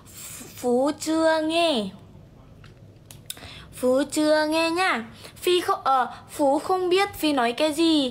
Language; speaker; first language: Vietnamese; non-native, learner; Indonesian